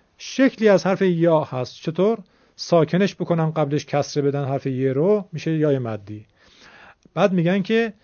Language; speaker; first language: Persian; native; Persian